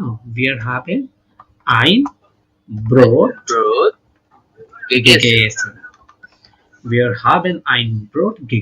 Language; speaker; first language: German; non-native, learner; Bangla